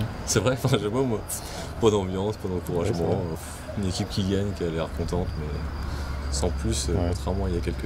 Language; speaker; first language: French; native; French